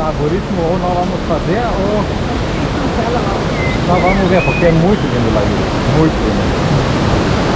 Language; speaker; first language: Portuguese; non-native, fluent; German